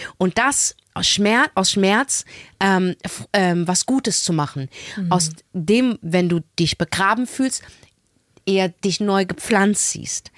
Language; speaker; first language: German; early bilingual, other home language; Arabic